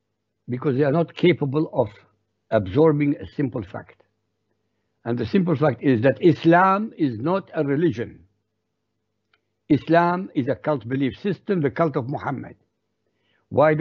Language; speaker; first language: English; non-native, fluent; Arabic